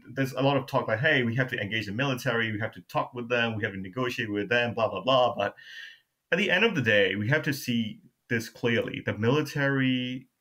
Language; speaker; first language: English; non-native, fluent; Burmese